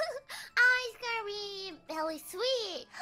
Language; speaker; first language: English; non-native, learner; Japanese